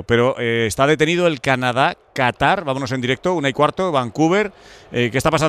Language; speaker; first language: Spanish; native; Spanish